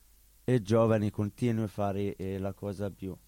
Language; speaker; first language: Italian; non-native, learner; Arabic